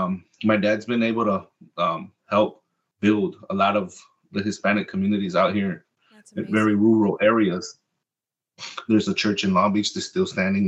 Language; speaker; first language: English; early bilingual, other home language; Spanish